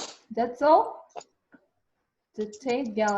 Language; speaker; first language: English; non-native, learner; Kazakh